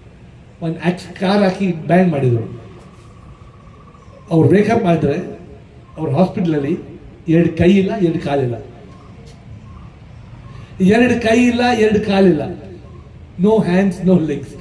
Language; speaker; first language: Kannada; non-native, local second language; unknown